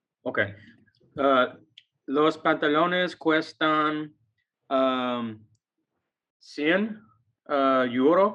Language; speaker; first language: Spanish; non-native, learner; English